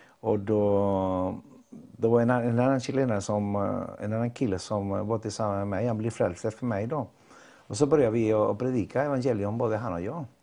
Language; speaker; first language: Swedish; non-native, fluent; Spanish